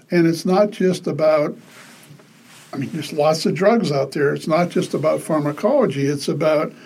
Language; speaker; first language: English; native; English